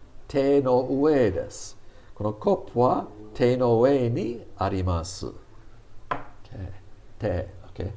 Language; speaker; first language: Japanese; non-native, fluent; English